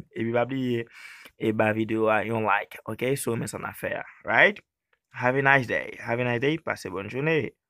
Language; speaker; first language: English; non-native, learner; Haitian Creole